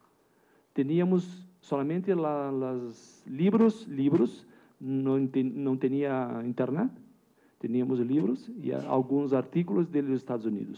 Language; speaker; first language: Spanish; non-native, learner; Portuguese